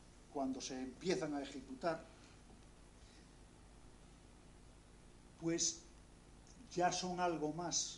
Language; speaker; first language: Spanish; native; Spanish